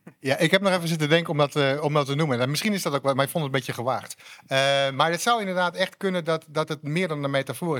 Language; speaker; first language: Dutch; native; Dutch